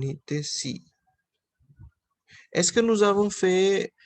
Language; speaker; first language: French; non-native, fluent; Hindi